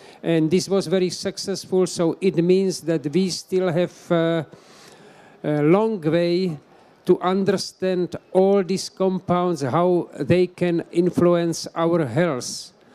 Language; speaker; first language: English; non-native, fluent; Czech